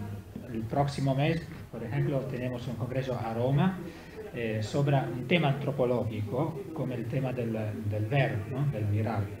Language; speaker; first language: Spanish; non-native, learner; Italian